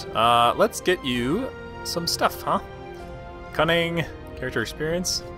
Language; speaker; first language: English; native; English